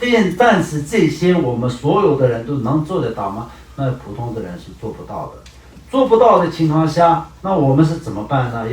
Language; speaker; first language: Chinese; non-native, local second language; Tibetan